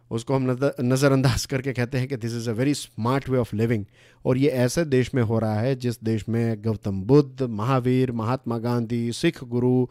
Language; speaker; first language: Hindi; non-native, local second language; Gujarati